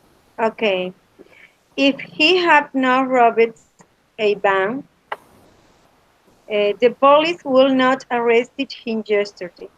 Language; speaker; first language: English; non-native, learner; Spanish